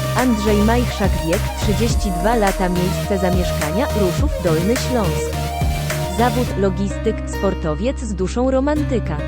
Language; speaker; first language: Polish; native; Polish